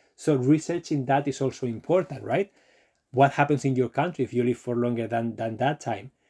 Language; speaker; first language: English; non-native, fluent; Spanish